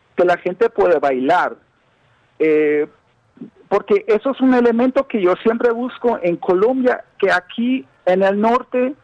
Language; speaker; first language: Spanish; non-native, fluent; German